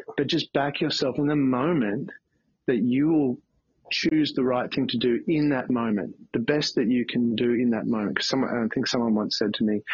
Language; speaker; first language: English; native; English